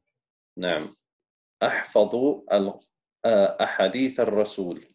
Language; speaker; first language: Arabic; non-native, fluent; English